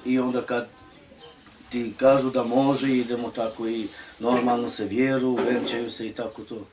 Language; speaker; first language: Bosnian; non-native, local second language; Romany